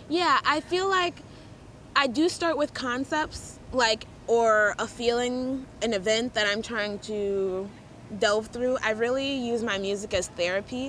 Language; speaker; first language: English; native; English